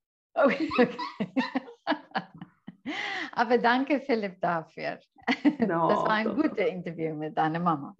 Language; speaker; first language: German; non-native, fluent; English